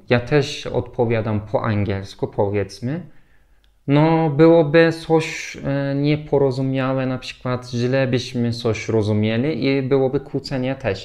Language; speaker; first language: Polish; non-native, learner; Turkish